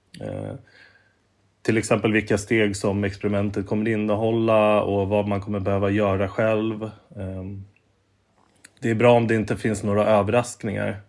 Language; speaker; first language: Swedish; native; Swedish